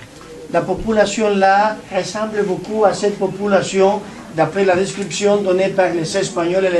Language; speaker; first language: French; non-native, learner; Spanish